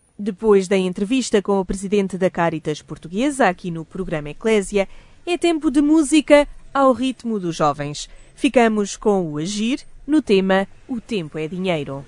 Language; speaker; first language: Portuguese; native; Portuguese